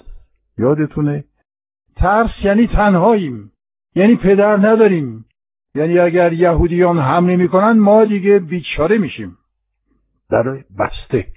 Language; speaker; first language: Persian; non-native, fluent; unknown